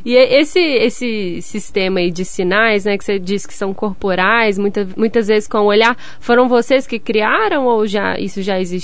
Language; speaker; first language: Portuguese; native; Portuguese